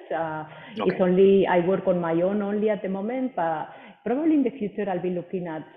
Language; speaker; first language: English; non-native, fluent; Spanish